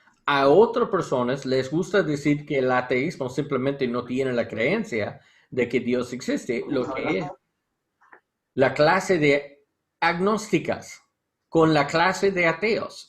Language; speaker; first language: Spanish; non-native, learner; English